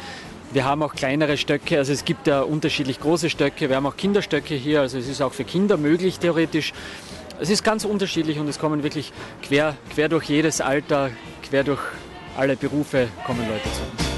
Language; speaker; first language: German; native; German